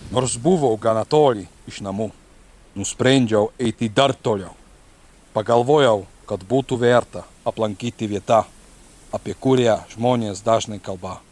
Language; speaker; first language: Lithuanian; non-native, learner; Czech